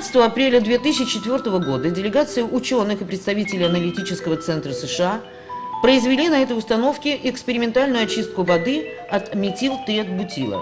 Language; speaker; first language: Russian; native; Russian